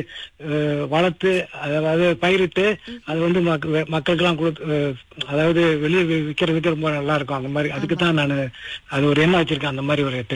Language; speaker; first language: Tamil; early bilingual, heritage; Tamil